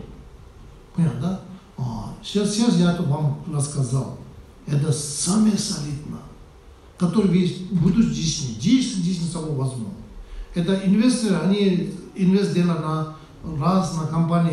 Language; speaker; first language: Russian; non-native, learner; Tibetan